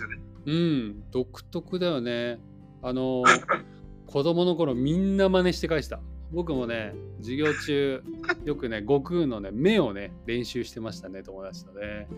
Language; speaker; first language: Japanese; native; Japanese